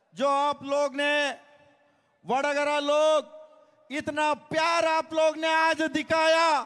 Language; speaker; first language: Hindi; non-native, local second language; Kannada